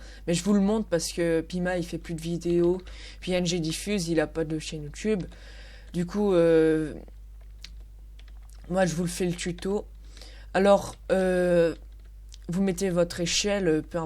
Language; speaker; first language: French; native; French